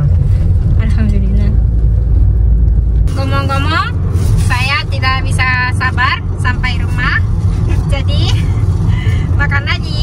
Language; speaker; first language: Indonesian; non-native, learner; Japanese